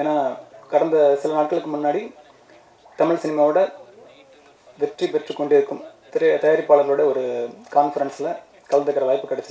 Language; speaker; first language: Tamil; native; Tamil